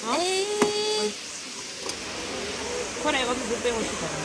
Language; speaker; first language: Japanese; non-native, learner; Turkish